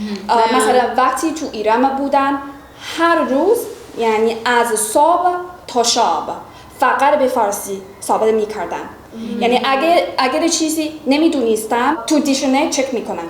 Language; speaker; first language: Persian; non-native, fluent; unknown